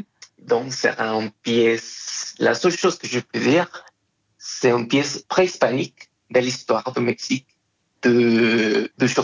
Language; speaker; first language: French; non-native, fluent; Spanish